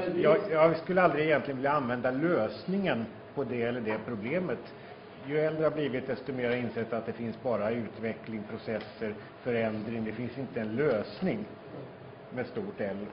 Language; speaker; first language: Swedish; native; Swedish